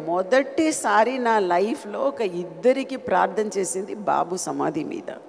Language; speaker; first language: Telugu; non-native, fluent; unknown